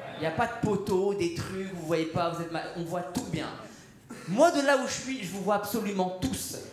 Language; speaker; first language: French; early bilingual, other home language; Persian